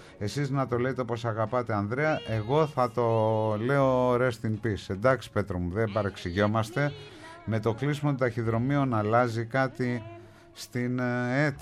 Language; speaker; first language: Greek; native; Greek